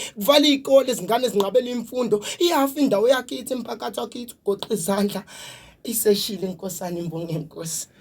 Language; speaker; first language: Zulu; native; Zulu